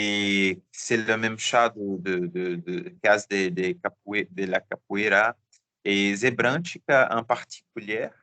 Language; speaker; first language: French; non-native, learner; Portuguese